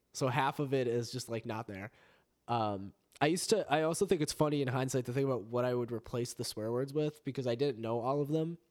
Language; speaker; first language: English; native; English